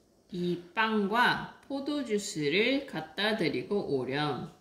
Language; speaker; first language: Korean; native; Korean